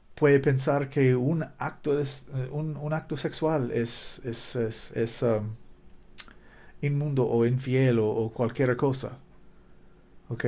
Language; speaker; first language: Spanish; non-native, learner; English